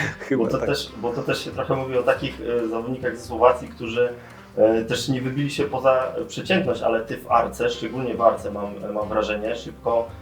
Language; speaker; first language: Polish; native; Polish